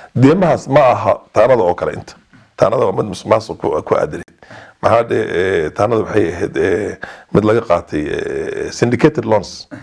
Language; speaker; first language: Somali; native; Somali